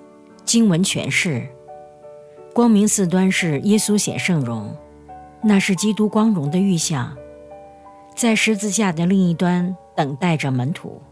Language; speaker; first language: Chinese; native; Chinese